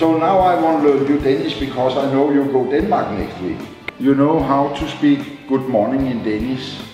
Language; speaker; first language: English; non-native, learner; Danish